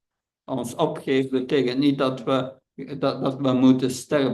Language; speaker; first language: Dutch; non-native, fluent; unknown